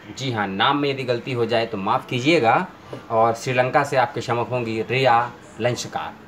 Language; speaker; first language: Hindi; native; Hindi